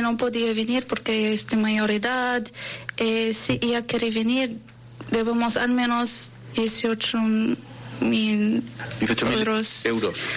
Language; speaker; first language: Spanish; non-native, learner; Arabic